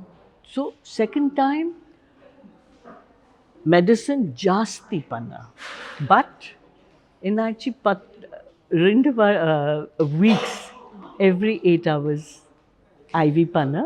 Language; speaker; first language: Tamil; non-native, learner; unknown